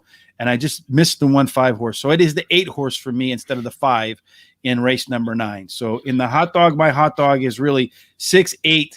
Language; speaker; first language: English; native; English